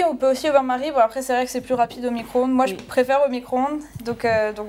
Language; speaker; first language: French; native; French